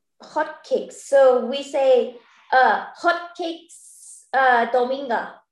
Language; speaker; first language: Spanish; non-native, learner; English